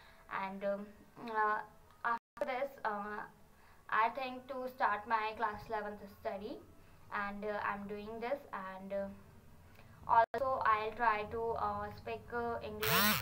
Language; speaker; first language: English; non-native, learner; Hindi